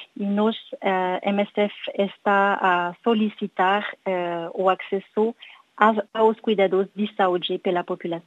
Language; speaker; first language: Portuguese; non-native, learner; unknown